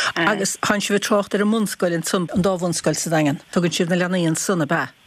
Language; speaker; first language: Irish; native; Irish